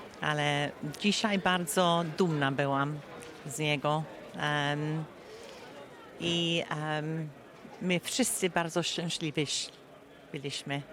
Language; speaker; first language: Polish; early bilingual, heritage; Polish